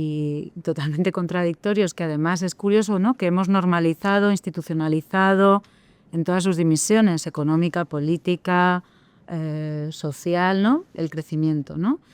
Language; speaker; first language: Spanish; native; Spanish